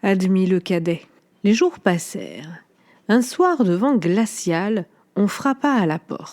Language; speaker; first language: French; native; French